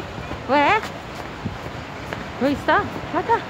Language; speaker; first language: Korean; non-native, learner; Filipino